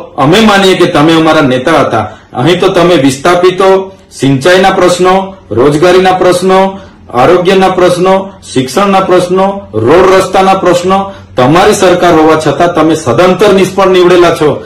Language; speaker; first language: Gujarati; non-native, local second language; Vasavi